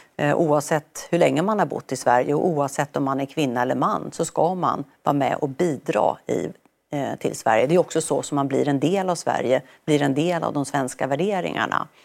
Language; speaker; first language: Swedish; native; Swedish